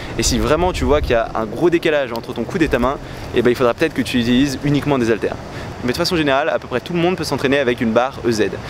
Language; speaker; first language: French; native; French